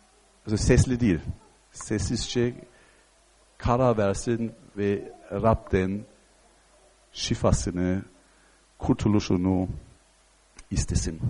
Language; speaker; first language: Turkish; non-native, fluent; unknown